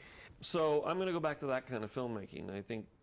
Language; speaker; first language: English; native; English